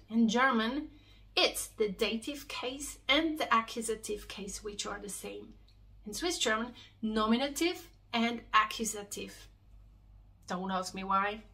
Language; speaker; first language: English; non-native, fluent; Swiss German